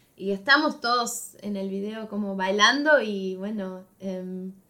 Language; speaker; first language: Spanish; non-native, fluent; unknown